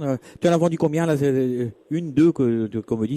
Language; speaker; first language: French; native; French